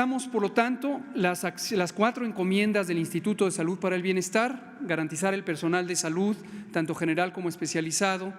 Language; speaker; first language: Spanish; native; Spanish